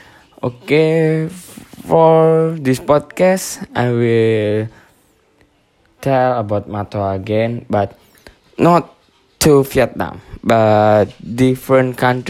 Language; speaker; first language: English; non-native, learner; Indonesian